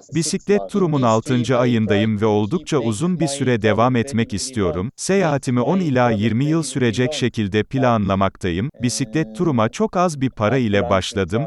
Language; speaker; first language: English; non-native, fluent; Japanese